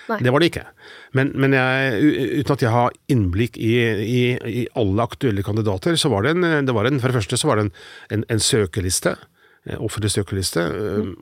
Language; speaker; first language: Norwegian; native; Norwegian